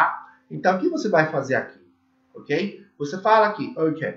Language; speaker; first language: Portuguese; non-native, learner; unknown